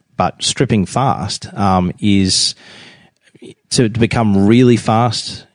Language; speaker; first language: English; native; English